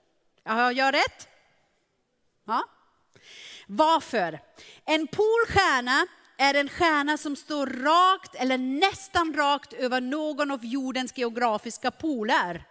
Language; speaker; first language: Swedish; non-native, fluent; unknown